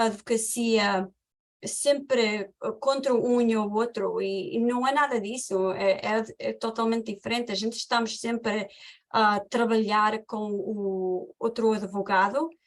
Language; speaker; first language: Portuguese; early bilingual, heritage; Portuguese